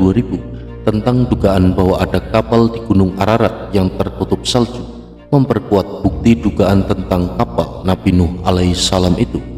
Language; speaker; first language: Indonesian; native; Indonesian